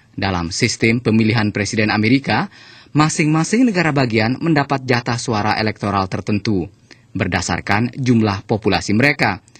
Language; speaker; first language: Indonesian; native; Indonesian